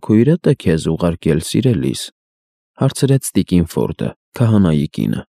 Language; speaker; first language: Armenian; native; Armenian